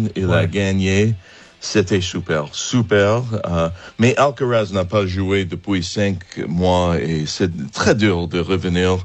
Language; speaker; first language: French; non-native, fluent; English